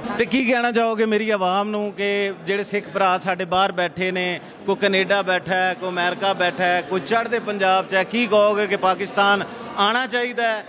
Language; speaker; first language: Punjabi; native; Punjabi